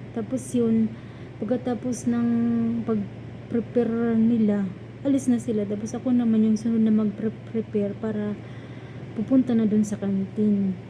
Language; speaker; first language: Filipino; non-native, local second language; Waray